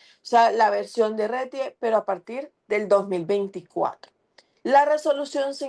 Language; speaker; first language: Spanish; native; Spanish